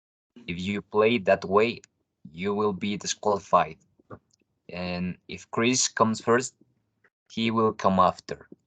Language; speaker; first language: English; non-native, learner; Spanish